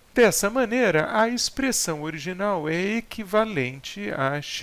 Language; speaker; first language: Portuguese; native; Portuguese